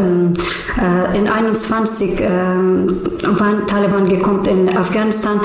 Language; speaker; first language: German; non-native, learner; Persian